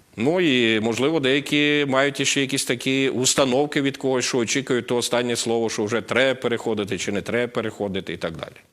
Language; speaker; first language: Ukrainian; native; Ukrainian